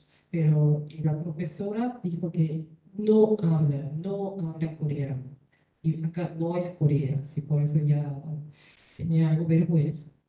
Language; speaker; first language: Spanish; non-native, learner; Korean